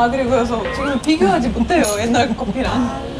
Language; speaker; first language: Korean; non-native, fluent; Estonian